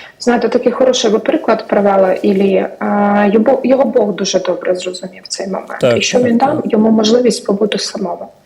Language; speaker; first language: Ukrainian; native; Ukrainian